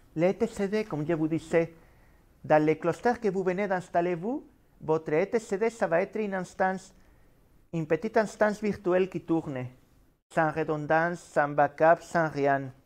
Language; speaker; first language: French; non-native, fluent; Spanish